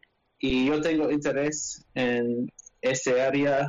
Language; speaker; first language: Spanish; non-native, learner; English